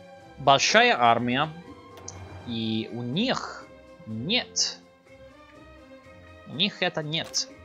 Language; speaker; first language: Russian; non-native, learner; English